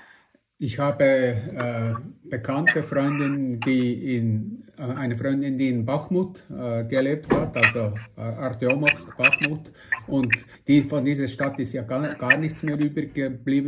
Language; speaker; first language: German; non-native, fluent; Russian